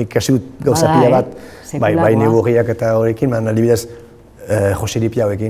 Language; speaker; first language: Basque; non-native, local second language; French